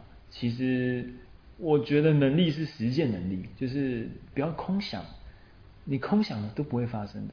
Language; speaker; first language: Chinese; native; Chinese